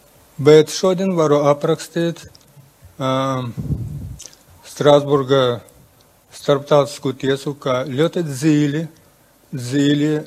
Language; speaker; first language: Latvian; non-native, local second language; Russian